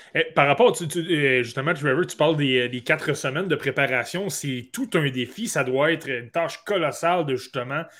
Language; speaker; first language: French; native; French